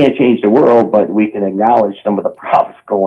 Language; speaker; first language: English; native; English